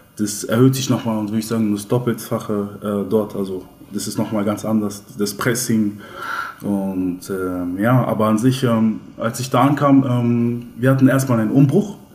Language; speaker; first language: German; early bilingual, other home language; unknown